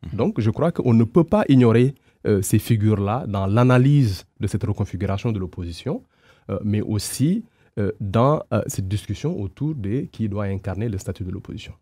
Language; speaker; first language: French; non-native, local second language; Wolof